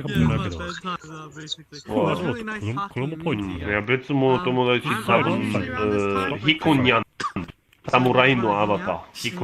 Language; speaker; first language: Japanese; non-native, learner; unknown